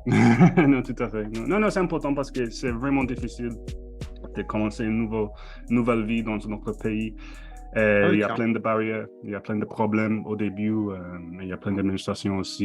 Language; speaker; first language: French; non-native, fluent; English